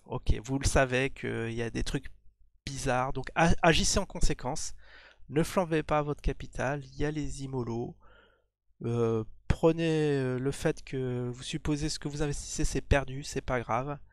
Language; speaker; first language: French; native; French